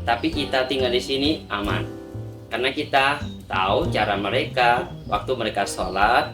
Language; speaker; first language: Indonesian; non-native, learner; Thai